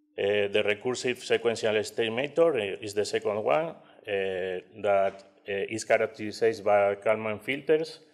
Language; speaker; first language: English; non-native, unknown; Spanish